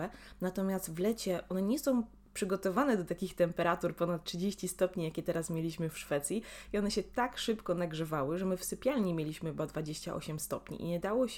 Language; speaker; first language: Polish; native; Polish